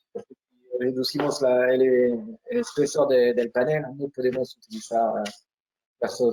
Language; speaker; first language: Spanish; non-native, fluent; French